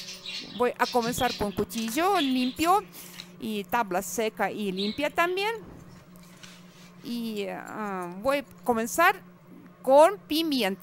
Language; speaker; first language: Spanish; non-native, fluent; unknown